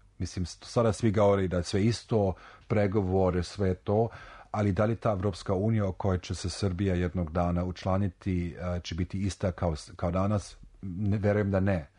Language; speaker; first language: Serbian; non-native, fluent; German